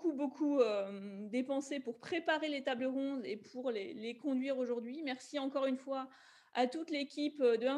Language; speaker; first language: French; native; French